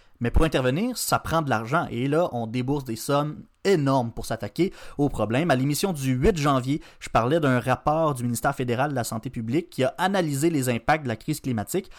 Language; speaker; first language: French; native; French